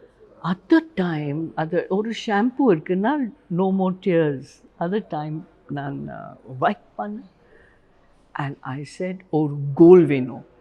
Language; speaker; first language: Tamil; non-native, learner; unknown